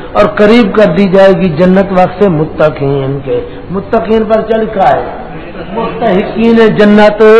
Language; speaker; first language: Urdu; non-native, local second language; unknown